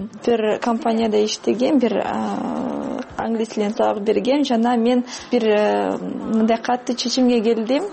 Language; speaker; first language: Kyrgyz; non-native, fluent; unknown